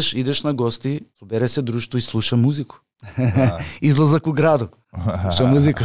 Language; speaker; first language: Macedonian; native; Macedonian